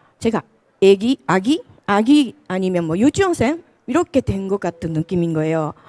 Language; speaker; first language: Korean; non-native, fluent; Japanese